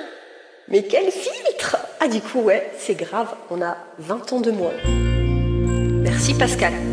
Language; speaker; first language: French; native; French